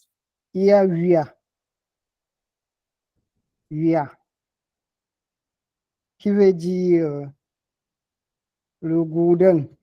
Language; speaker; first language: French; non-native, local second language; Ghomala